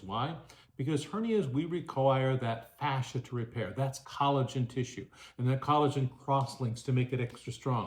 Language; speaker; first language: English; native; English